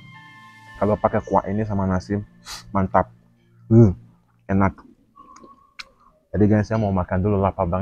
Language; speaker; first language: Indonesian; non-native, learner; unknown